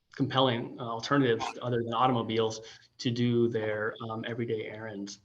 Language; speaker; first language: English; native; English